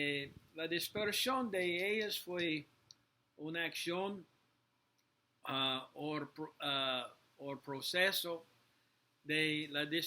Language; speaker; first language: Spanish; non-native, learner; English